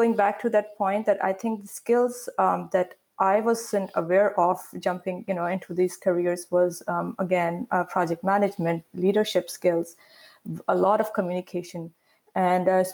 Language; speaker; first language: English; non-native, local second language; Urdu